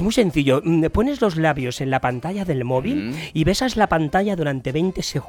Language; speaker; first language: Spanish; native; Spanish